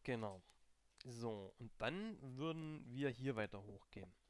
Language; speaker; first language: German; native; German